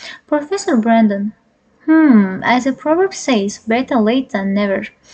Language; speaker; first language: English; non-native, fluent; Azerbaijani